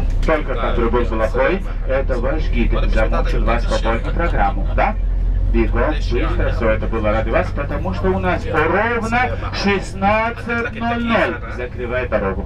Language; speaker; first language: Russian; non-native, fluent; Arabic